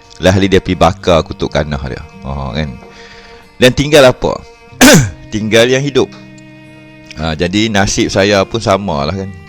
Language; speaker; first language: Malay; native; Malay